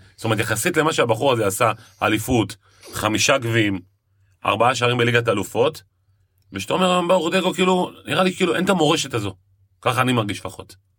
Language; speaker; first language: Hebrew; native; Hebrew